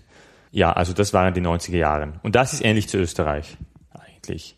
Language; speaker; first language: German; non-native, fluent; Slovak